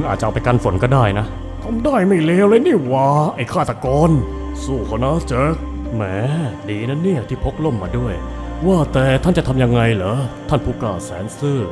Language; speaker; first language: Thai; native; Thai